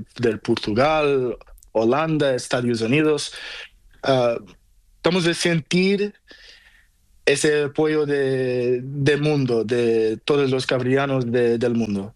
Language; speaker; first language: Spanish; non-native, learner; Portuguese